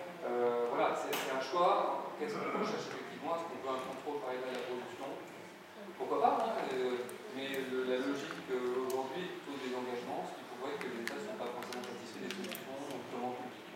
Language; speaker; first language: French; native; French